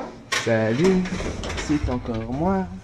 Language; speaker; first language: French; native; French